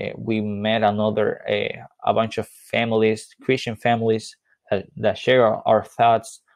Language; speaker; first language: English; non-native, fluent; Spanish